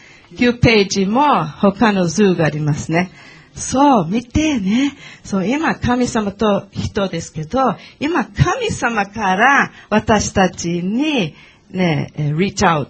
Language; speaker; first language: Japanese; non-native, learner; English